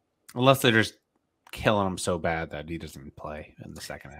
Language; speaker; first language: English; native; English